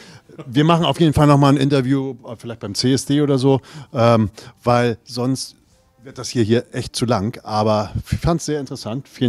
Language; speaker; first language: German; native; German